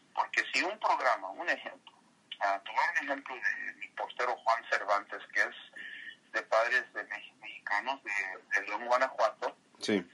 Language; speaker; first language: Spanish; early bilingual, heritage; Spanish